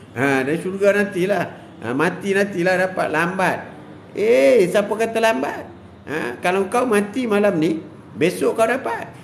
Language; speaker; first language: Malay; native; Malay